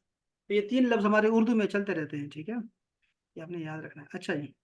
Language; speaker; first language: Urdu; native; Urdu